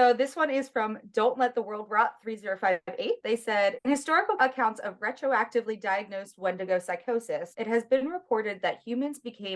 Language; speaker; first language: English; native; English